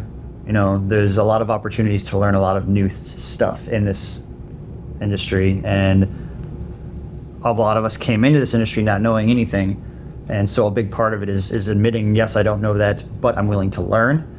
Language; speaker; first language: English; native; English